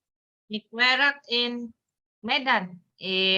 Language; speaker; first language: Dutch; non-native, learner; Indonesian